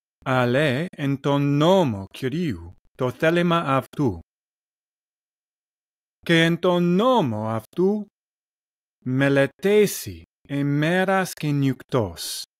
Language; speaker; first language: Greek; non-native, learner; English